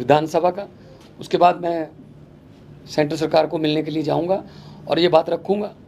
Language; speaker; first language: Hindi; non-native, local second language; Punjabi